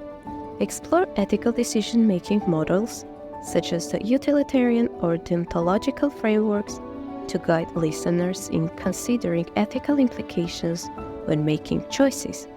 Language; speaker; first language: English; non-native, fluent; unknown